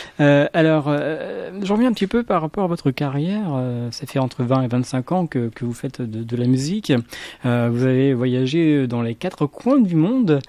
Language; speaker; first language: French; native; French